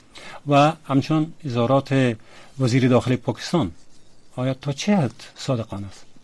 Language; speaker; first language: Persian; native; Persian